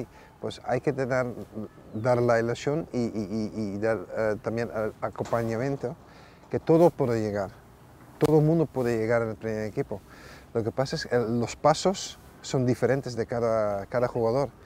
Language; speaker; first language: Spanish; non-native, fluent; Dutch